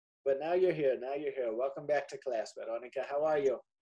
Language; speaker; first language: English; native; English